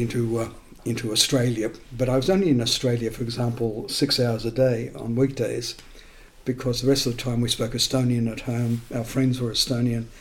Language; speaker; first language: English; non-native, local second language; Estonian